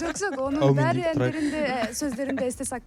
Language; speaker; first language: Kazakh; non-native, learner; Turkish